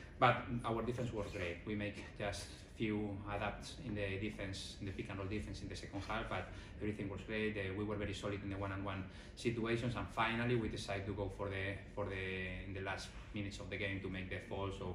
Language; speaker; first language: English; non-native, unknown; Spanish